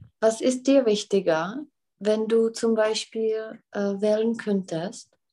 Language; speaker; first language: German; non-native, fluent; Czech